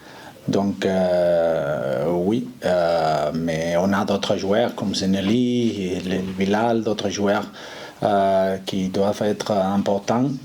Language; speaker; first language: French; non-native, fluent; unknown